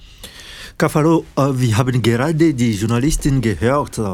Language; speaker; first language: German; non-native, fluent; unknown